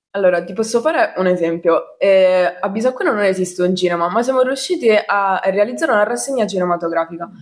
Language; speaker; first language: Italian; native; Italian